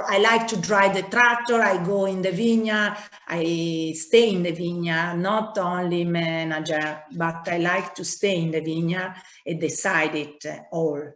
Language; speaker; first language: English; non-native, learner; Italian